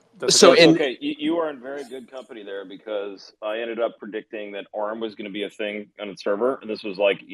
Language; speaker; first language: English; native; English